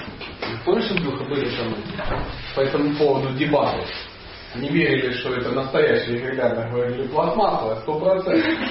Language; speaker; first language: Russian; native; Russian